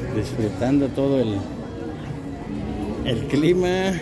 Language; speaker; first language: Spanish; native; Spanish